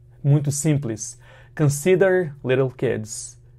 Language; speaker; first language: English; non-native, fluent; Portuguese